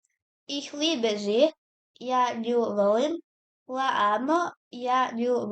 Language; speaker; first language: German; non-native, learner; Serbian